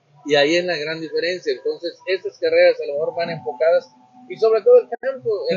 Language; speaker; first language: Spanish; native; Spanish